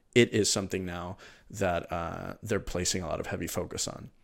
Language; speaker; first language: English; early bilingual, other home language; Spanish